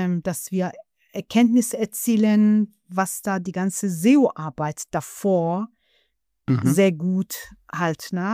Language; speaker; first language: German; non-native, fluent; Persian